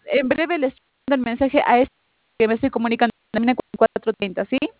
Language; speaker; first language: Spanish; native; Spanish